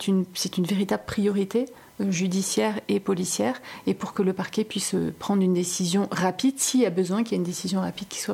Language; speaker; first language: French; native; French